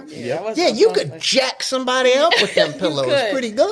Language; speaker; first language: English; native; English